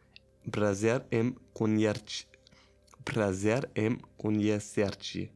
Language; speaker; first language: Portuguese; non-native, learner; French